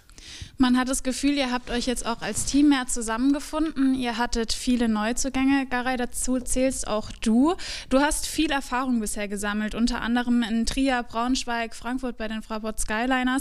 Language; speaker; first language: German; native; German